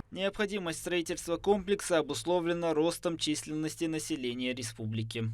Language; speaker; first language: Russian; non-native, local second language; Chechen